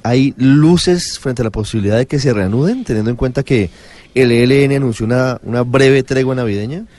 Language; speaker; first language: Spanish; native; Spanish